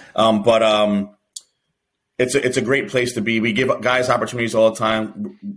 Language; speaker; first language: English; native; English